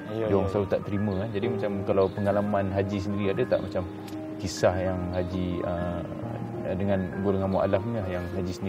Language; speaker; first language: Malay; native; Malay